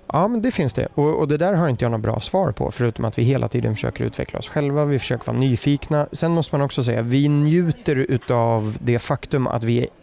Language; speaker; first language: Swedish; early bilingual, other home language; German